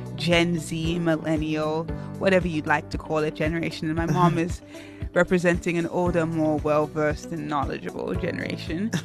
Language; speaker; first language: English; native; English